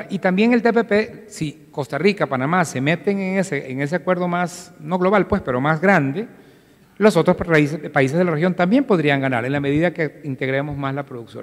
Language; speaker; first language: Spanish; native; Spanish